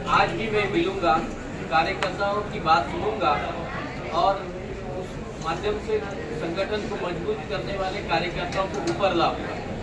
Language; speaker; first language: Hindi; non-native, local second language; Marathi